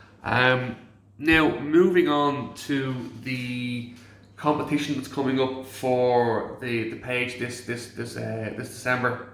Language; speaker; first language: English; native; English